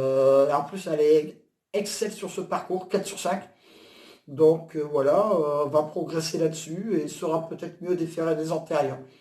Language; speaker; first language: French; native; French